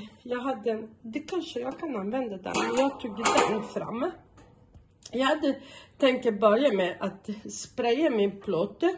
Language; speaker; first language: Swedish; non-native, fluent; Portuguese